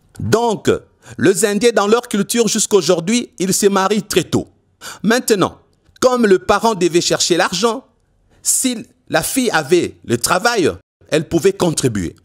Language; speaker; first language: French; non-native, local second language; Lingala